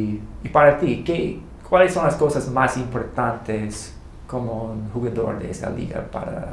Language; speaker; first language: Spanish; non-native, learner; English